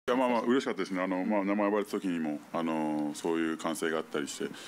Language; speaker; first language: Japanese; native; Japanese